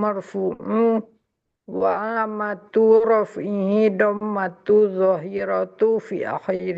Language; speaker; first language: Arabic; non-native, learner; Indonesian